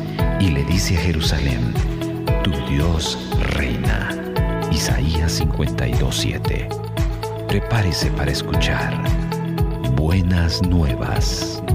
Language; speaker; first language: Spanish; native; Spanish